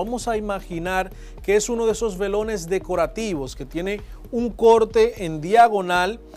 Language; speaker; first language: Spanish; native; Spanish